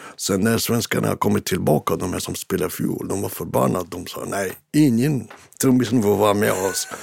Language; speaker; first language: Swedish; non-native, fluent; Arabic